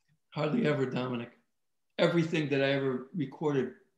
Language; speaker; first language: English; early bilingual, other home language; Italian